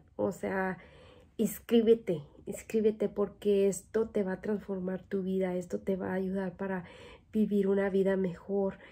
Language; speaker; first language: Spanish; native; Spanish